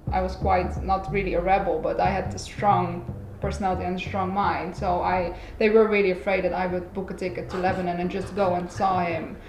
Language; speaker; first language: English; non-native, fluent; Dutch